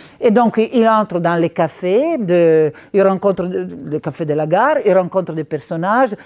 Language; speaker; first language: French; non-native, fluent; Italian